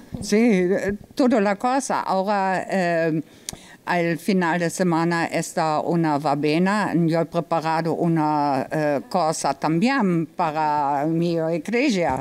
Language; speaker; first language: Spanish; non-native, learner; German